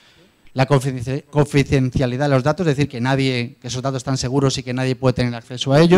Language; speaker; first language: Spanish; native; Spanish